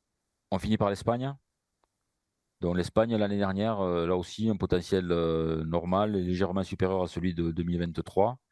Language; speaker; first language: French; native; French